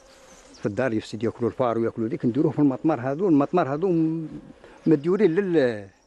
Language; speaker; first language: Arabic; native; Arabic